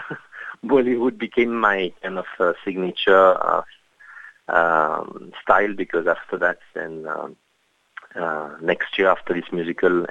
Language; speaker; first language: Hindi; non-native, fluent; French